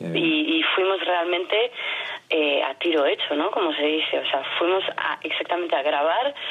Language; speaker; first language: Spanish; non-native, fluent; French